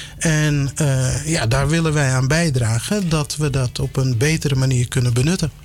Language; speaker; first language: Dutch; early bilingual, other home language; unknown